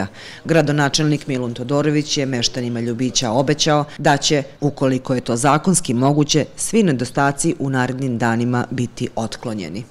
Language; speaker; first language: Serbian; native; Serbian